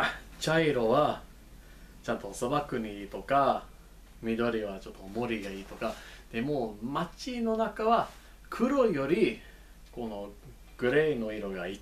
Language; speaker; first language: Japanese; non-native, learner; English